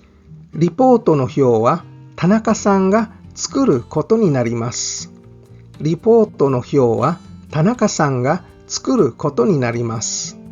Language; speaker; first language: Japanese; non-native, fluent; English